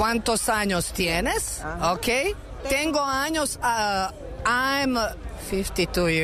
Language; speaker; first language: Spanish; non-native, learner; Serbian